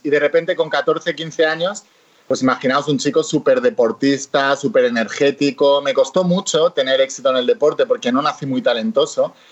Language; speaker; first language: Spanish; native; Spanish